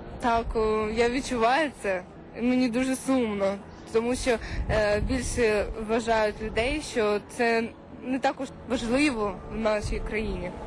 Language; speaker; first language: Ukrainian; non-native, local second language; Russian